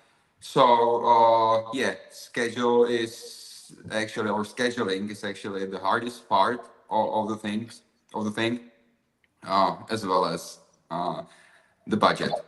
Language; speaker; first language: English; non-native, fluent; Czech